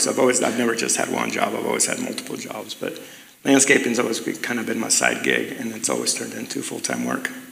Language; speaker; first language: English; early bilingual, other home language; Spanish